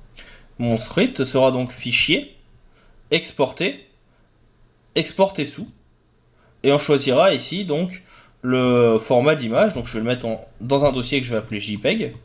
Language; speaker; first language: French; native; French